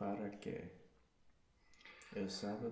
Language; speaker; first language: Spanish; non-native, learner; English